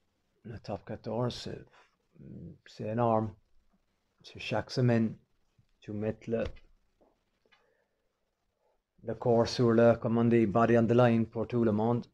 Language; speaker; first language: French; non-native, fluent; English